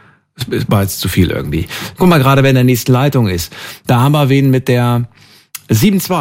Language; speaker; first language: German; native; German